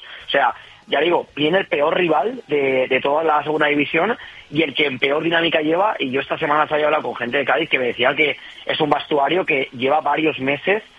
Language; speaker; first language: Spanish; native; Spanish